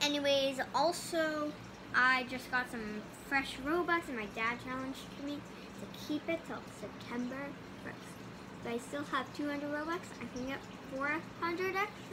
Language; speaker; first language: English; native; English